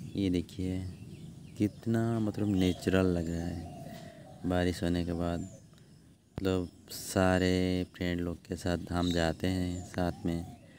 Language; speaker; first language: Hindi; non-native, local second language; Odia